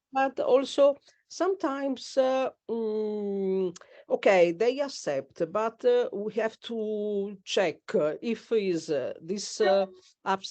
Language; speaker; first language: English; non-native, learner; Italian